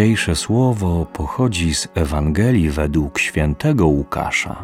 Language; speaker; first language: Polish; native; Polish